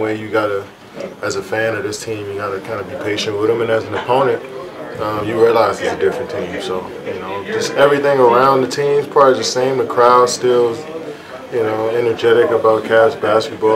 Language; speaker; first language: English; native; English